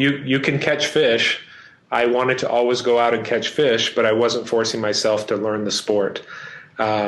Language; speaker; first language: English; native; English